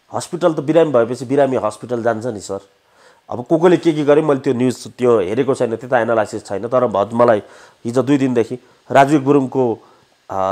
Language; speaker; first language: Nepali; native; Nepali